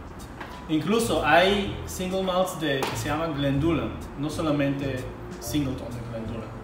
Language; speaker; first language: Spanish; non-native, fluent; Hebrew